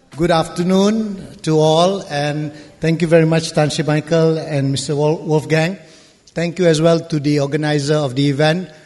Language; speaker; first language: English; non-native, local second language; Malay